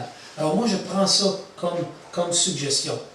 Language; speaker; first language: French; native; French